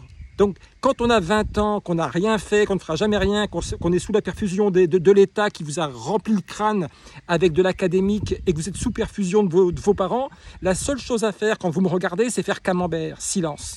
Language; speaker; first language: French; native; French